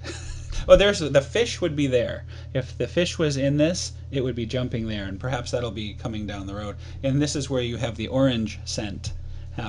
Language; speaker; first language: English; native; English